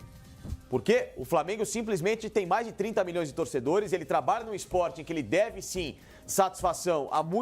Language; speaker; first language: Portuguese; native; Portuguese